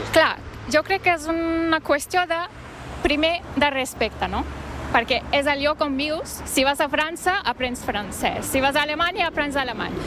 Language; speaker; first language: Catalan; non-native, fluent; Turkish